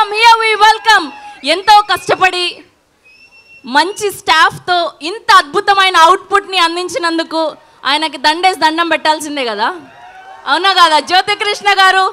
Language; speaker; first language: Telugu; native; Telugu